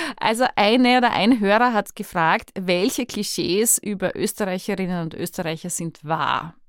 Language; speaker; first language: German; native; German